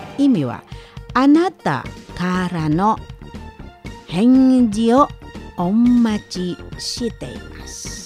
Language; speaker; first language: Japanese; non-native, fluent; Indonesian